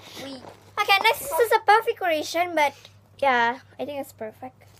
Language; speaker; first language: English; non-native, learner; Indonesian